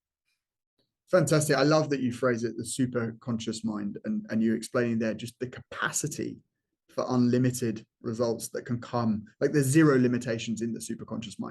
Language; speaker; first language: English; native; English